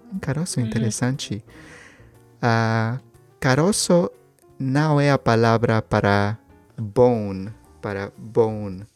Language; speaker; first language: Portuguese; non-native, learner; Spanish